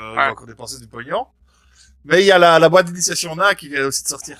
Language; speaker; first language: French; native; French